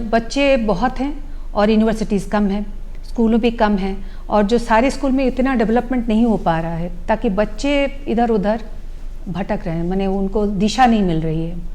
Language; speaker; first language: Hindi; non-native, local second language; Odia